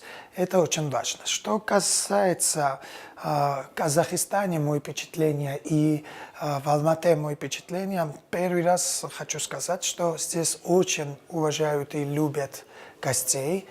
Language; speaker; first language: Russian; non-native, fluent; Georgian